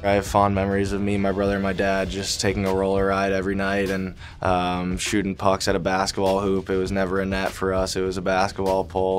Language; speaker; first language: English; native; English